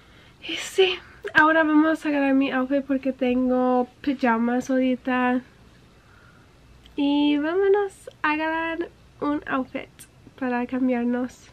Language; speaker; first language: Spanish; early bilingual, heritage; English